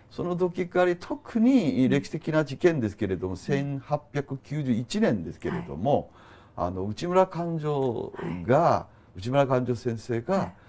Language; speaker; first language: Japanese; non-native, fluent; Korean